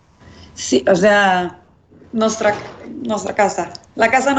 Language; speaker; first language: Catalan; non-native, learner; Spanish